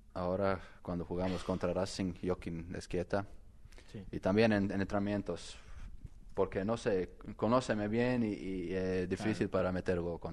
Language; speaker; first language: Spanish; non-native, learner; Croatian